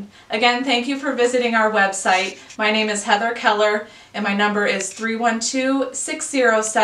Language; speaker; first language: English; native; English